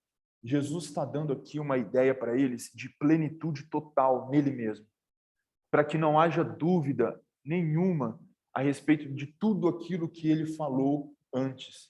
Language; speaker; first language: Portuguese; native; Portuguese